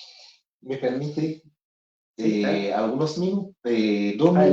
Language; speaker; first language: Spanish; non-native, fluent; Haitian Creole